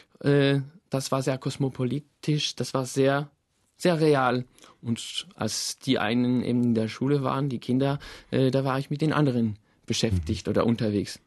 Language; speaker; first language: German; non-native, fluent; French